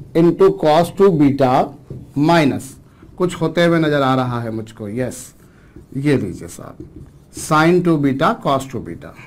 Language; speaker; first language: Hindi; native; Hindi